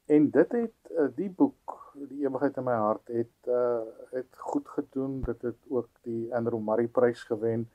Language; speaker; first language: Afrikaans; native; Afrikaans